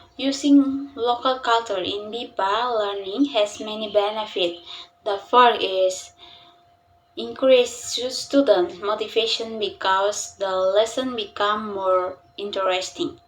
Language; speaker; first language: English; non-native, learner; Indonesian